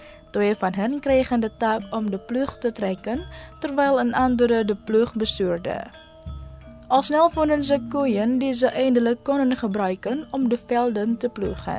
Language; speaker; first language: Dutch; non-native, fluent; Indonesian